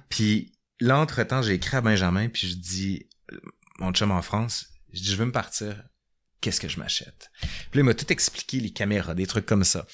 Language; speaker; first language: French; native; French